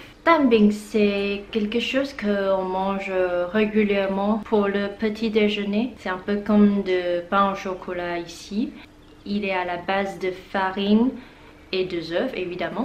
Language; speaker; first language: French; non-native, fluent; Chinese